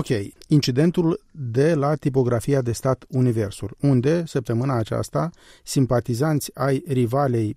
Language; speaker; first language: Romanian; native; Romanian